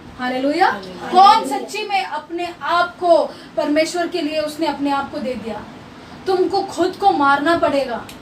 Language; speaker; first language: Hindi; non-native, local second language; Marathi